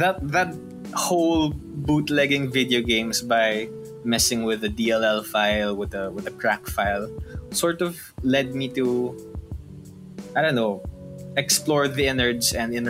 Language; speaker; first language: English; non-native, local second language; Filipino